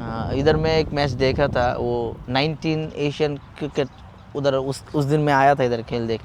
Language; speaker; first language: Hindi; non-native, learner; Bangla